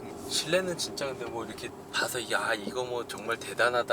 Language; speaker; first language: Korean; native; Korean